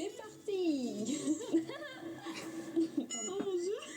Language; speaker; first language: French; native; French